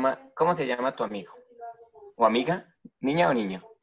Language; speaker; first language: Spanish; native; Spanish